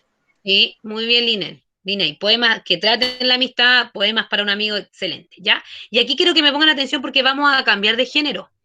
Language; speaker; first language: Spanish; native; Spanish